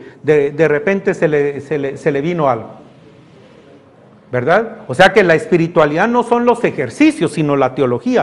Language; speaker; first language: Spanish; native; Spanish